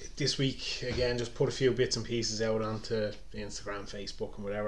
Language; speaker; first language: English; native; English